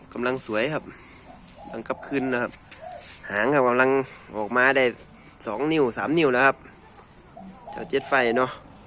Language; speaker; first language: Thai; native; Thai